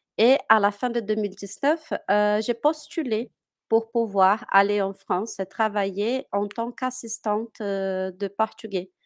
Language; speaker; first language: French; non-native, fluent; Portuguese